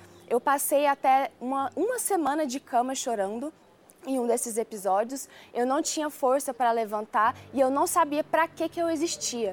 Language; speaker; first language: Portuguese; early bilingual, other home language; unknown